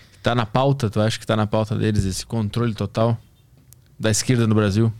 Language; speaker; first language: Portuguese; native; Portuguese